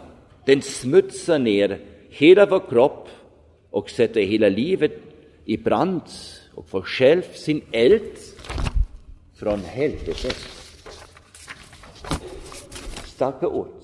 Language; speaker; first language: Swedish; non-native, fluent; German